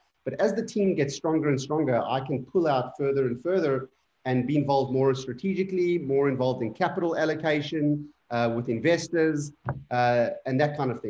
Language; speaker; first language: English; native; English